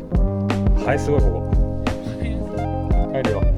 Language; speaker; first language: Japanese; native; Japanese